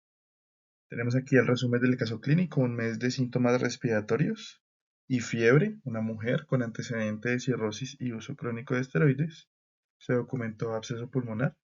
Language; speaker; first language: Spanish; native; Spanish